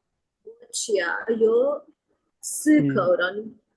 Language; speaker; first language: Chinese; non-native, learner; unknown